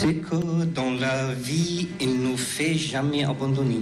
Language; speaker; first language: French; non-native, fluent; Persian